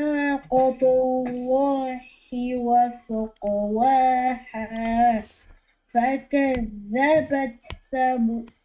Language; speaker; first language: Arabic; non-native, learner; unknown